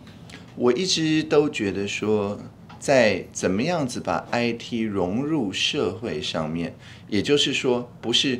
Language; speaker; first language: Chinese; native; Chinese